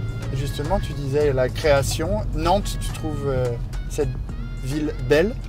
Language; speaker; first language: French; native; French